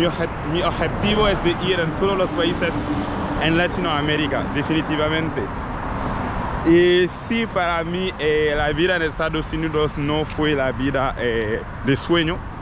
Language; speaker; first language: Spanish; non-native, learner; French